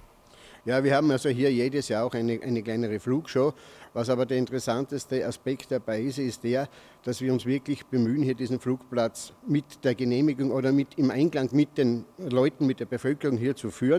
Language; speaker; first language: German; native; German